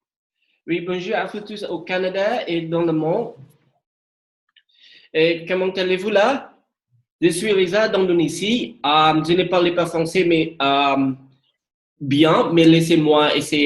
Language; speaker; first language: French; non-native, learner; Indonesian